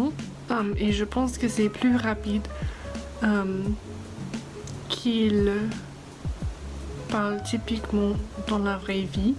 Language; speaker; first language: French; non-native, fluent; English